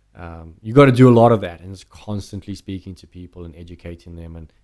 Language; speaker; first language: English; native; English